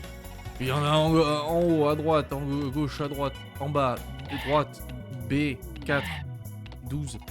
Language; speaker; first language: French; native; French